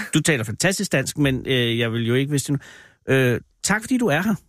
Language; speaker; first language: Danish; native; Danish